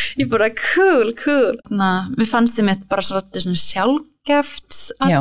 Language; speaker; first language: Icelandic; early bilingual, heritage; English